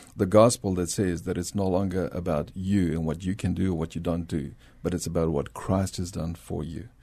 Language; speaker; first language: English; early bilingual, other home language; Spanish